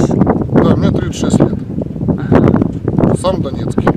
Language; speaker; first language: Russian; native; Russian